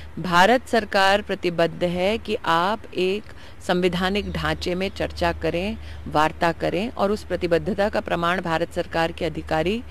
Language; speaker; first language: Hindi; native; Hindi